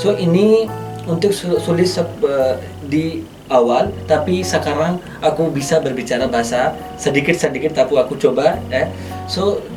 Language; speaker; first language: Indonesian; non-native, learner; Hindi